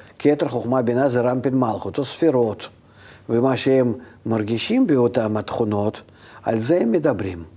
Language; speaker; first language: Hebrew; non-native, fluent; Russian